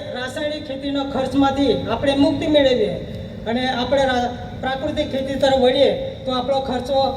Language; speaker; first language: Gujarati; native; Gujarati